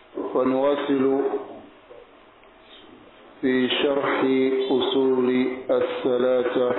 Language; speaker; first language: Arabic; non-native, fluent; Bambara